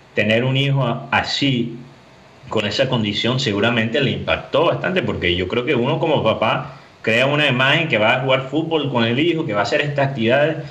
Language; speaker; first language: Spanish; early bilingual, heritage; Spanish